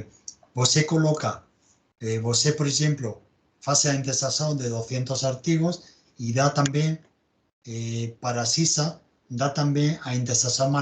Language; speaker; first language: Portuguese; non-native, learner; Spanish